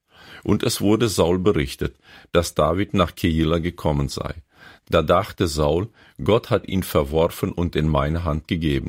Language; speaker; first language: German; native; German